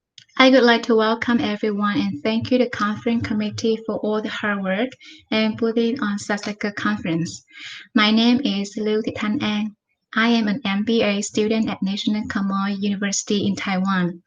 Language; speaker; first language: English; non-native, fluent; Vietnamese